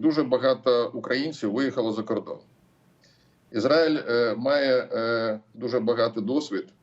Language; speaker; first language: Ukrainian; non-native, local second language; Russian